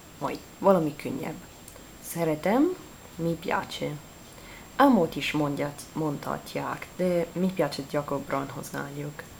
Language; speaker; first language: Hungarian; non-native, learner; Italian